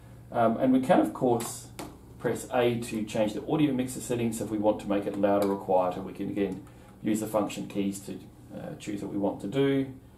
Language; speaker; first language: English; native; English